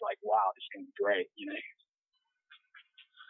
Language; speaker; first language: English; native; English